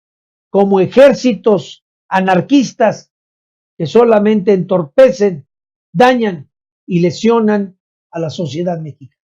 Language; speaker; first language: Spanish; native; Spanish